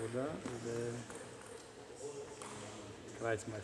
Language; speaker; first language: German; non-native, learner; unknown